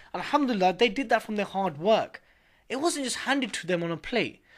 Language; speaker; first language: English; native; English